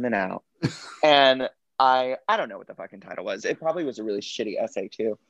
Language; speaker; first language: English; native; English